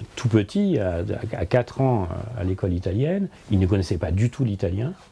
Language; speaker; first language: French; native; French